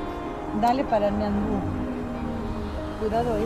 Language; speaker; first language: Spanish; non-native, learner; Russian